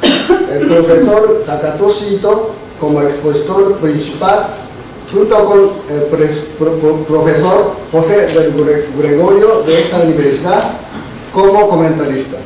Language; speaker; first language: Spanish; non-native, fluent; Japanese